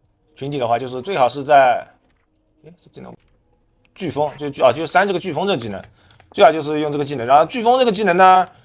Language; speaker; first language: Chinese; native; Chinese